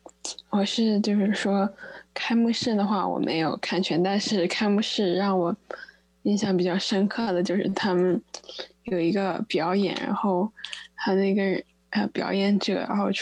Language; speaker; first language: Chinese; early bilingual, heritage; Chinese